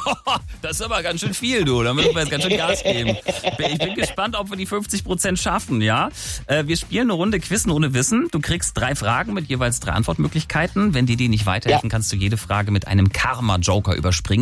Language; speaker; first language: German; native; German